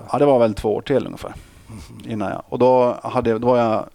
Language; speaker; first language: Swedish; native; Swedish